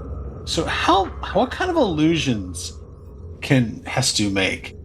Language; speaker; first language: English; native; English